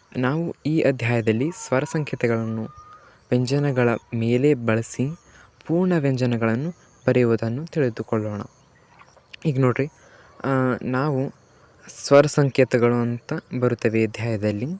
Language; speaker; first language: Kannada; non-native, local second language; Lambadi